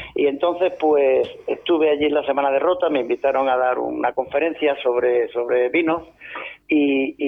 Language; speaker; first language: Spanish; native; Spanish